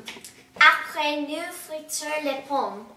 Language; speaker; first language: French; non-native, learner; English